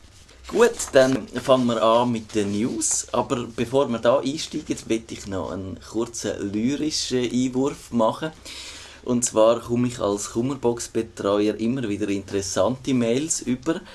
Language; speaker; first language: German; native; German